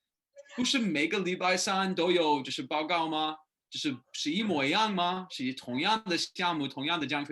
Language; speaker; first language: Chinese; non-native, fluent; English